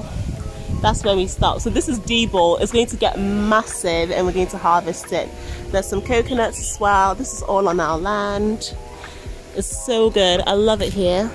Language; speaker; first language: English; non-native, local second language; Akan